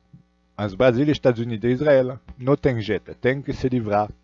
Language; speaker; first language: Portuguese; non-native, fluent; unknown